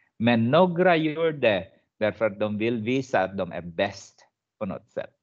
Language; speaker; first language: Swedish; non-native, fluent; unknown